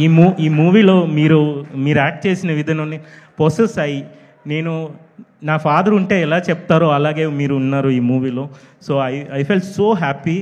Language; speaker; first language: Telugu; non-native, fluent; Tamil